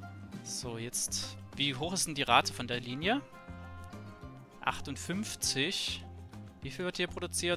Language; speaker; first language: German; native; German